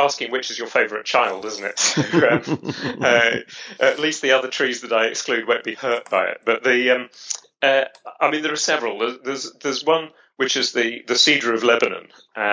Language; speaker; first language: English; native; English